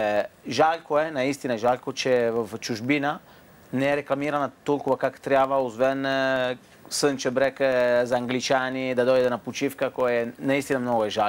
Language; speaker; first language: Bulgarian; non-native, fluent; Italian